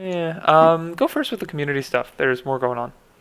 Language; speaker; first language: English; native; English